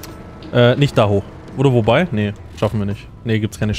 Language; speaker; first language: German; native; German